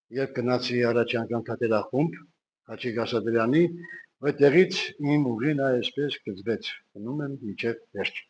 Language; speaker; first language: Armenian; native; Armenian